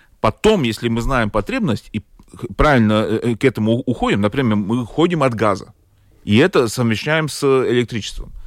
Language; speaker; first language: Russian; non-native, local second language; Latvian